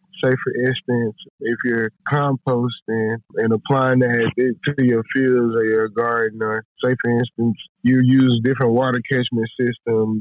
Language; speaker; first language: English; native; English